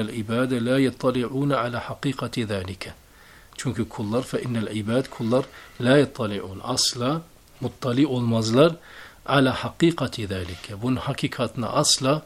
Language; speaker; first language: Turkish; native; Turkish